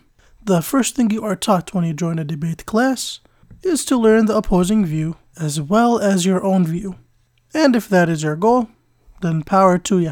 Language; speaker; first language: English; native; English